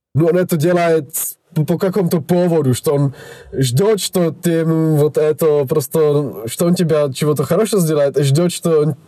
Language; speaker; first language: Russian; non-native, fluent; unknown